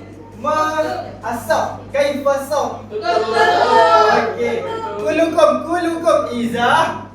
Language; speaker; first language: Arabic; non-native, learner; Malay